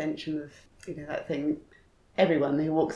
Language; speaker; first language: English; native; English